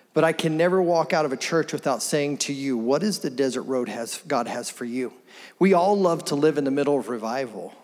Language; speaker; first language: English; native; English